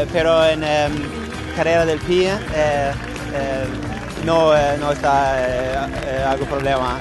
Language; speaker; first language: Spanish; non-native, learner; Danish